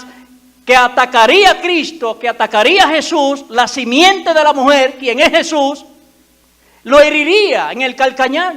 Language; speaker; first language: Spanish; native; Spanish